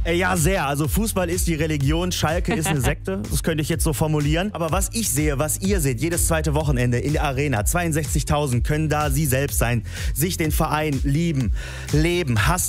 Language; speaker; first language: German; native; German